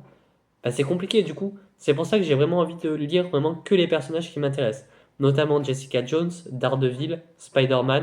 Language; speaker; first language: French; native; French